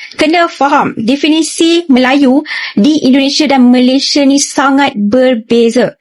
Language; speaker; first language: Malay; native; Malay